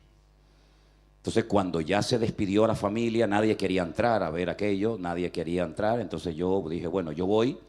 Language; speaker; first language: Spanish; native; Spanish